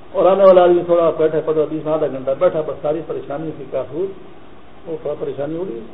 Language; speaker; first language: Urdu; non-native, local second language; Pashto